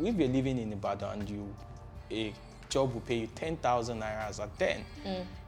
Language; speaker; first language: English; non-native, local second language; Yoruba